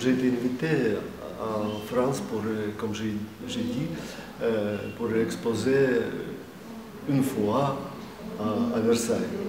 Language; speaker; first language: French; non-native, fluent; Russian